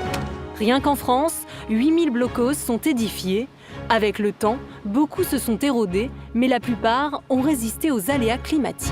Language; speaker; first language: French; native; French